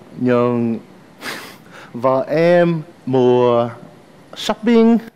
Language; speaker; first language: Vietnamese; non-native, learner; English